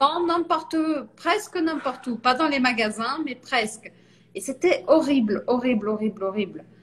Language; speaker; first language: French; non-native, fluent; Portuguese